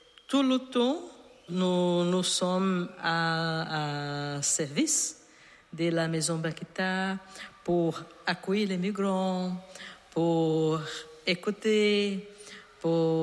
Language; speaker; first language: French; non-native, learner; Portuguese